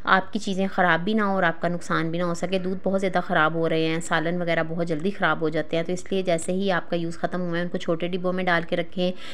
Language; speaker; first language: Urdu; native; Urdu